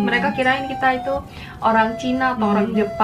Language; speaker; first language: Indonesian; early bilingual, heritage; Korean